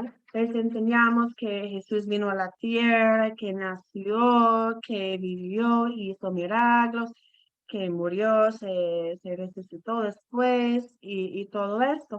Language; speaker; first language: Spanish; non-native, fluent; English